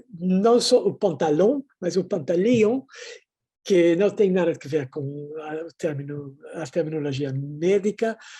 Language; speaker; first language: Portuguese; non-native, fluent; Dutch